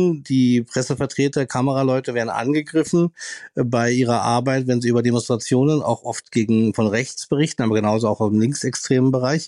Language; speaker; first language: German; native; German